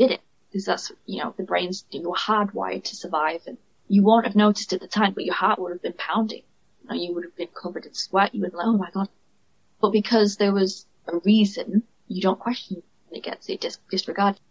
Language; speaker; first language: English; native; English